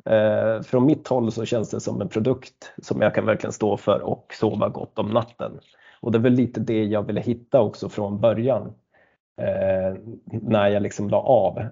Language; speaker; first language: Swedish; native; Swedish